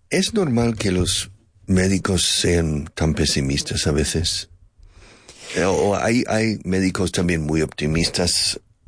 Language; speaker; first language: Spanish; non-native, fluent; English